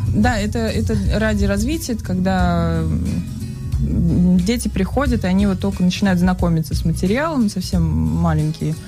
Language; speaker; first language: Russian; native; Russian